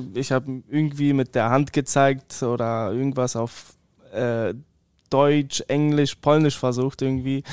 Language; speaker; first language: German; early bilingual, other home language; Polish